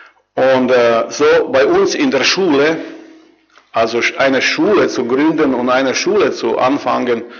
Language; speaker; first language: German; non-native, learner; Croatian